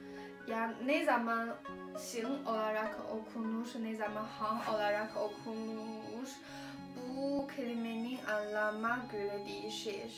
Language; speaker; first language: Turkish; non-native, learner; Chinese